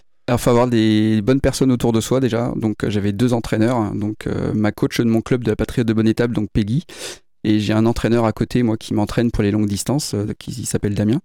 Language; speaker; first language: French; native; French